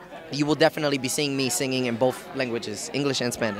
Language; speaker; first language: English; early bilingual, other home language; Spanish